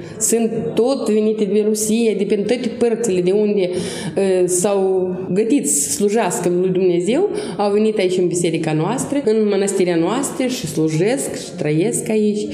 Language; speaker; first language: Romanian; non-native, local second language; Russian